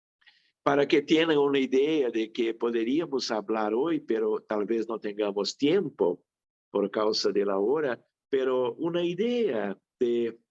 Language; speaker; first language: Spanish; non-native, fluent; Portuguese